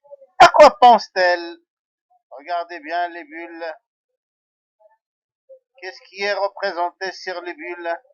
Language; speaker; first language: French; non-native, local second language; Arabic